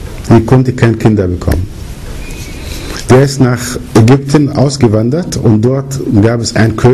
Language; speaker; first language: German; early bilingual, other home language; Arabic